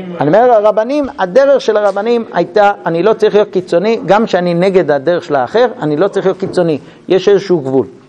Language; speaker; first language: Hebrew; non-native, fluent; English